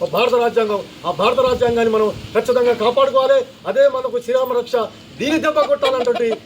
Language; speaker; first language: Telugu; non-native, local second language; Lambadi